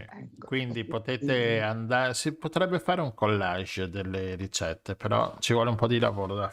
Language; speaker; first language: Italian; native; Italian